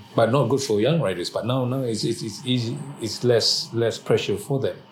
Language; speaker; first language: English; non-native, local second language; Malay